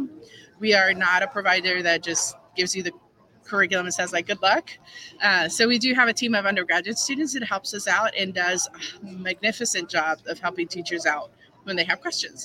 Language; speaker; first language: English; non-native, fluent; Spanish